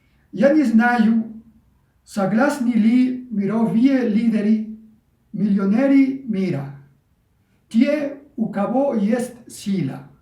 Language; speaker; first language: Russian; non-native, fluent; Spanish